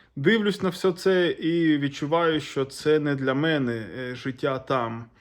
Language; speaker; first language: Ukrainian; non-native, local second language; Russian